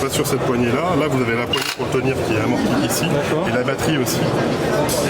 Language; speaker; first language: French; native; French